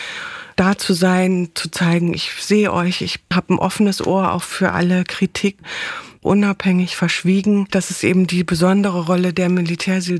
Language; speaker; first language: German; native; German